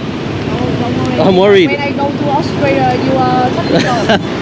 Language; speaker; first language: English; non-native, learner; Vietnamese